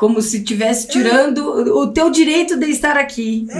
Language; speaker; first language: Portuguese; native; Portuguese